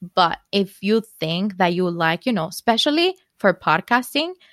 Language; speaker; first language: English; non-native, fluent; Spanish